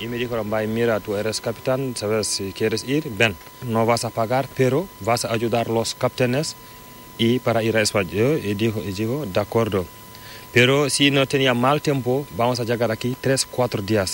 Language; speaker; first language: Spanish; non-native, learner; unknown